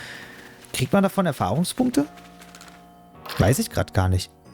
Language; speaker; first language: German; native; German